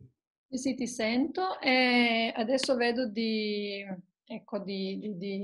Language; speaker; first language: Italian; non-native, fluent; Croatian